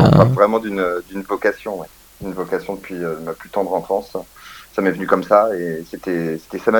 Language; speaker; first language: French; native; French